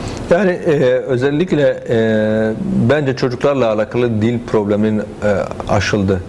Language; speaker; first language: Turkish; non-native, fluent; Arabic